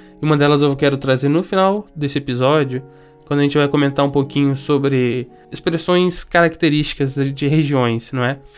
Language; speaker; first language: Portuguese; native; Portuguese